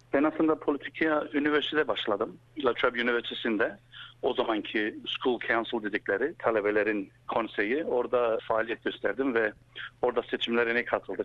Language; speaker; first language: Turkish; early bilingual, heritage; Turkish